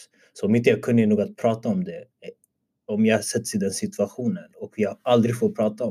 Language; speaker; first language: Swedish; early bilingual, other home language; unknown